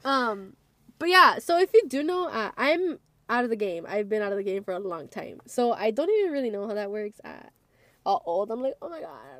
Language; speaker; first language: English; early bilingual, other home language; Spanish